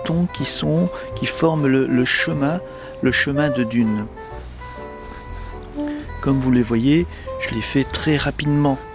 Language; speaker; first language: French; native; French